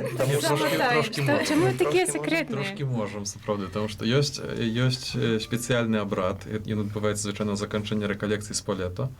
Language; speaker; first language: Belarusian; native; Belarusian